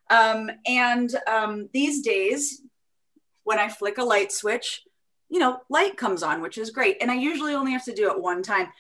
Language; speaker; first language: English; native; English